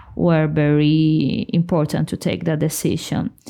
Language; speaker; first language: English; non-native, fluent; Spanish